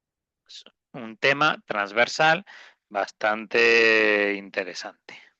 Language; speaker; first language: Spanish; native; Spanish